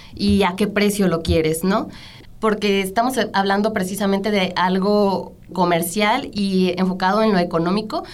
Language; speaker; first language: Spanish; native; Spanish